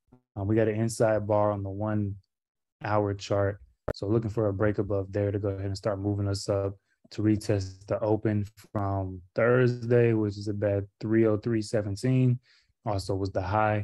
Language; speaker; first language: English; native; English